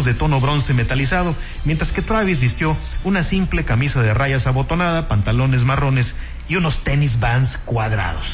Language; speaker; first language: Spanish; native; Spanish